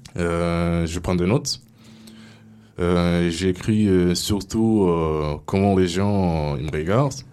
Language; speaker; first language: French; non-native, fluent; Portuguese